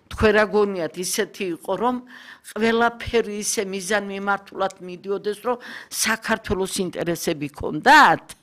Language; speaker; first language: Georgian; non-native, local second language; Kurdish